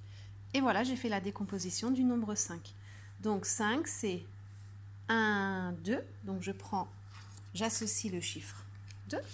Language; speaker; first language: French; native; French